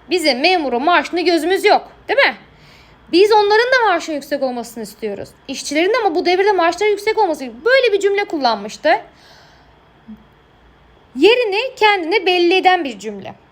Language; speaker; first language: Turkish; native; Turkish